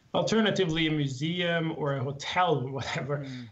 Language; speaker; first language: English; non-native, fluent; German